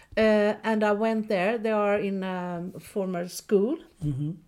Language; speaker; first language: English; non-native, fluent; Swedish